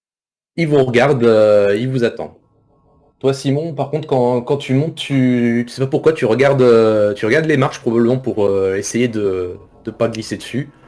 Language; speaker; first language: French; native; French